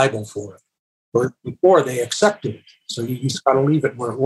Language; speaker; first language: English; native; English